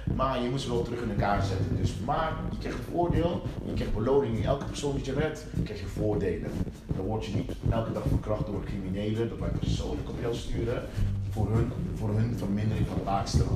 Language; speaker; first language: Dutch; non-native, local second language; Papiamento